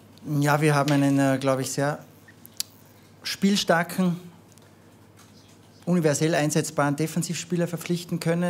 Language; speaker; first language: German; native; German